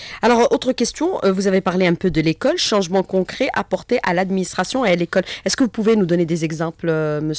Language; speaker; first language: French; non-native, local second language; Arabic